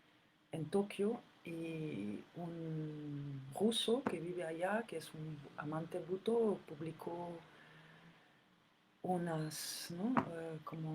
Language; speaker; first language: Spanish; non-native, fluent; French